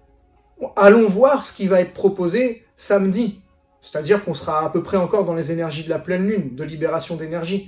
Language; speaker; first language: French; native; French